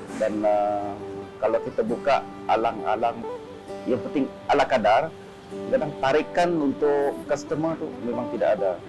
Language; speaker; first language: Malay; native; Malay